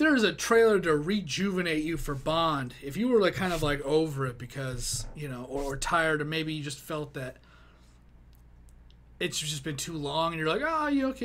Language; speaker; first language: English; native; English